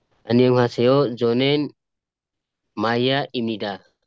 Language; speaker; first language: Korean; non-native, learner; Tetum